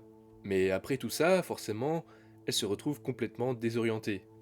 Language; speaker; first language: French; native; French